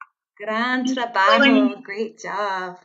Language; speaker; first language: Spanish; non-native, learner; English